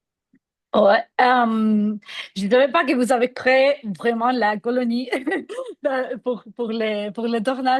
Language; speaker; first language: French; non-native, fluent; Spanish